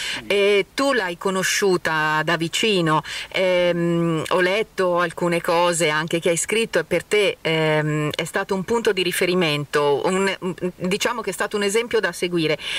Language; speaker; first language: Italian; native; Italian